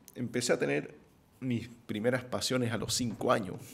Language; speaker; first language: Spanish; native; Spanish